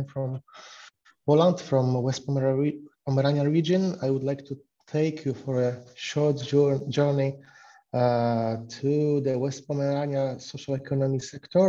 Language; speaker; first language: English; non-native, fluent; Polish